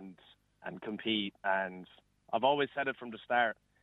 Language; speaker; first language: English; native; English